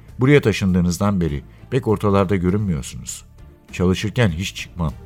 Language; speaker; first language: Turkish; native; Turkish